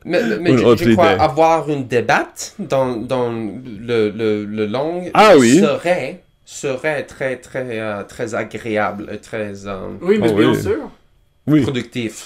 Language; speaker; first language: French; non-native, learner; English